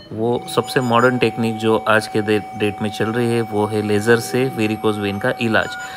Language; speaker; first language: Hindi; non-native, local second language; Marathi